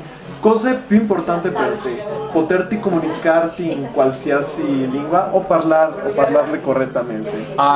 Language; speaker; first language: Italian; non-native, fluent; Spanish